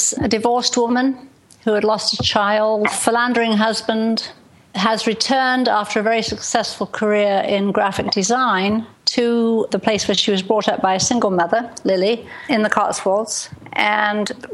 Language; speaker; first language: English; native; English